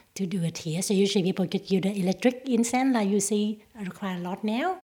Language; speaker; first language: English; non-native, learner; Vietnamese